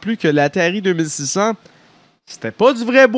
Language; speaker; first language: French; native; French